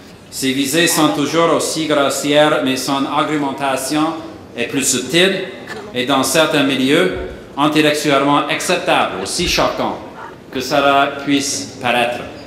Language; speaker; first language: French; non-native, fluent; English